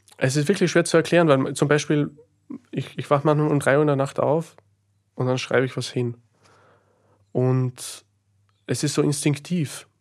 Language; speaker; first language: German; native; German